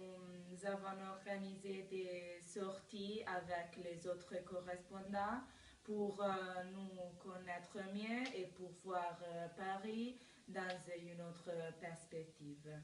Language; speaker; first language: French; non-native, learner; Italian